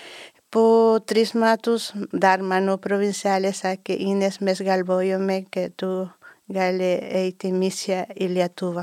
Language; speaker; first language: Lithuanian; non-native, learner; Spanish